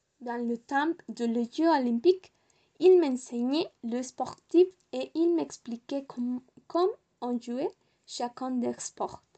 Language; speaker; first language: French; non-native, learner; Spanish